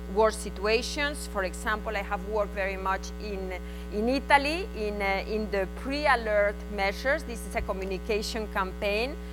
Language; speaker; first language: English; non-native, fluent; Spanish